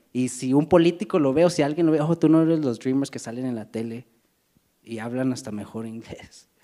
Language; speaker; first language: Spanish; early bilingual, heritage; Spanish